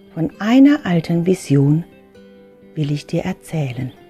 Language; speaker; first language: German; early bilingual, other home language; Filipino